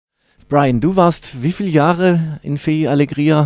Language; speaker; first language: German; native; German